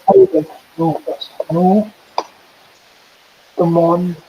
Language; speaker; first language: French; non-native, learner; Marathi